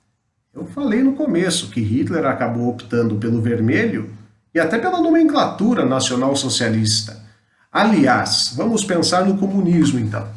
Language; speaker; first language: Portuguese; native; Portuguese